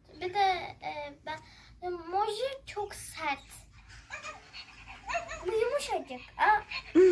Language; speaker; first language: Turkish; native; Turkish